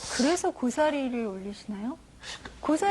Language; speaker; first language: Korean; native; Korean